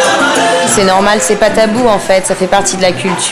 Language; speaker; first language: French; native; French